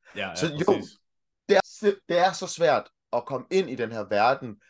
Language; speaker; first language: Danish; early bilingual, other home language; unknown